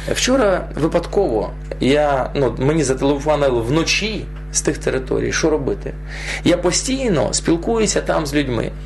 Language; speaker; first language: Ukrainian; non-native, local second language; Russian